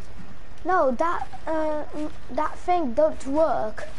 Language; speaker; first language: English; non-native, learner; Portuguese